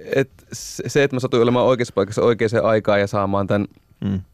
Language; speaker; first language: Finnish; native; Finnish